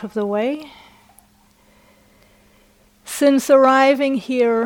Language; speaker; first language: English; native; English